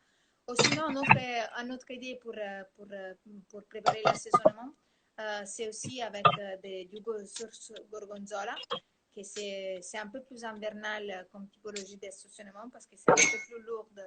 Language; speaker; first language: French; non-native, fluent; Italian